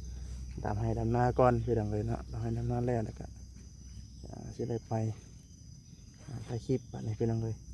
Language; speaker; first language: Thai; non-native, local second language; Lao